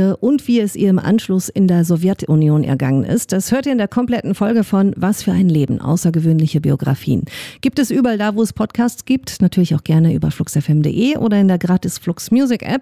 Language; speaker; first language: German; native; German